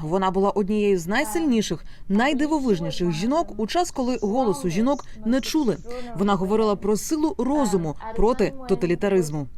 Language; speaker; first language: Ukrainian; native; Ukrainian